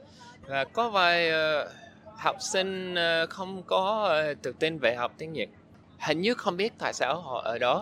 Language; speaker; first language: Vietnamese; non-native, learner; English